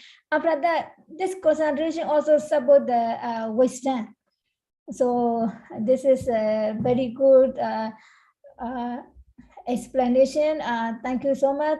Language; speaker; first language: English; non-native, learner; Burmese